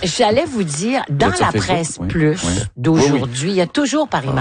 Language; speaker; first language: French; native; French